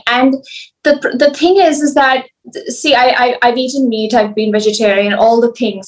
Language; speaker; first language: English; early bilingual, other home language; Hindi